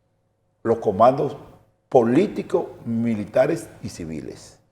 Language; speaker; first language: Spanish; native; Spanish